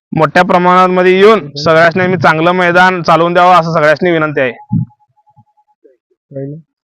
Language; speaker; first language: Marathi; non-native, local second language; Kannada